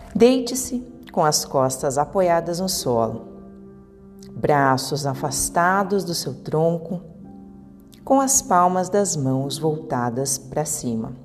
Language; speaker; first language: Portuguese; native; Portuguese